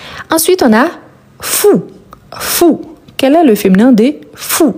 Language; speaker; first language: French; native; French